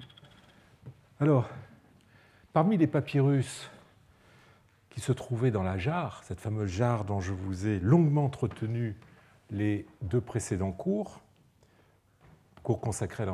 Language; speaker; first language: French; native; French